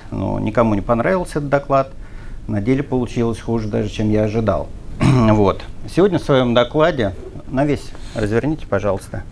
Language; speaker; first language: Russian; native; Russian